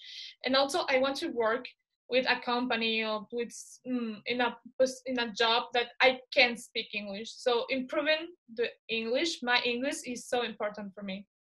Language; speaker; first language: English; non-native, fluent; Spanish